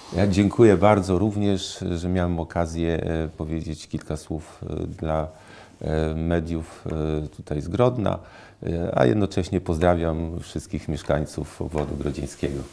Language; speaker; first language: Polish; native; Polish